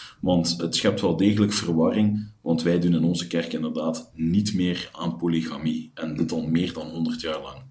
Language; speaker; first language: Dutch; native; Dutch